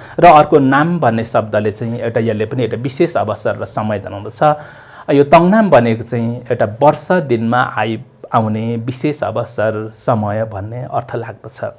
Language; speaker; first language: Nepali; non-native, local second language; Limbu